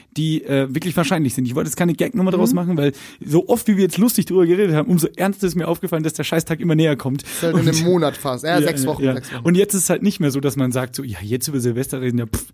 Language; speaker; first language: German; native; German